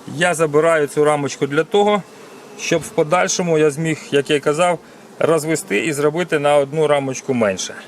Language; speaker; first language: Ukrainian; non-native, local second language; Russian